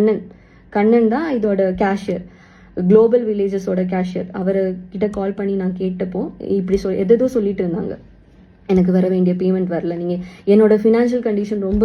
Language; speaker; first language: Tamil; non-native, local second language; Malayalam